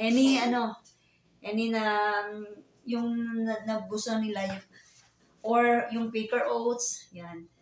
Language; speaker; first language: Filipino; native; Filipino